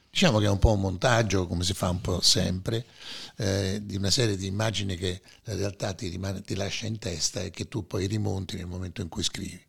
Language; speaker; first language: Italian; native; Italian